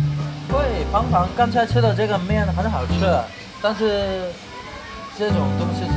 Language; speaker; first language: Chinese; non-native, learner; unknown